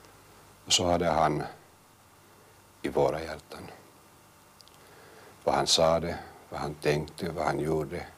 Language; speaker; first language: Swedish; non-native, local second language; Finnish